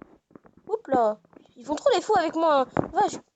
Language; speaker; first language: French; native; French